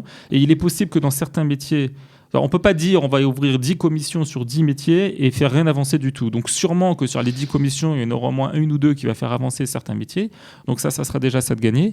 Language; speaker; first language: French; native; French